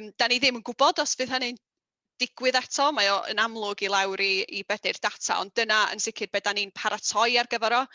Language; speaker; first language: Welsh; native; Welsh